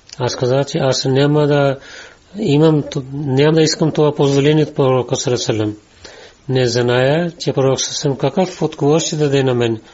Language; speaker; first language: Bulgarian; non-native, learner; Urdu